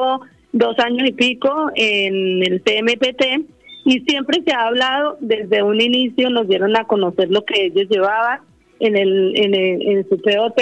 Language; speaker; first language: Spanish; native; Spanish